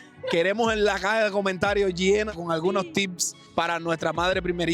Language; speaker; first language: Spanish; native; Spanish